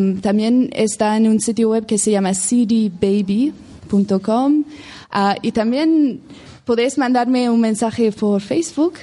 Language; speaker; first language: Spanish; non-native, fluent; English